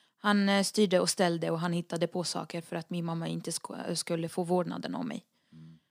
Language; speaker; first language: Swedish; early bilingual, other home language; Arabic